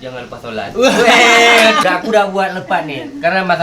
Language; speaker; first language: Indonesian; native; Indonesian